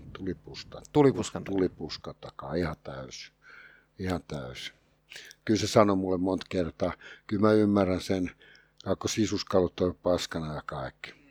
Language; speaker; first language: Finnish; native; Finnish